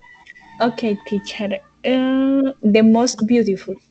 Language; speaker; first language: English; non-native, learner; Spanish